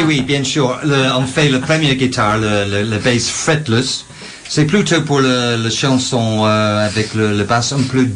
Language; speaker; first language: French; non-native, learner; English